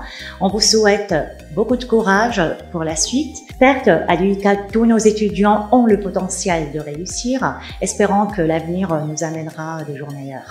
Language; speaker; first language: French; non-native, local second language; Arabic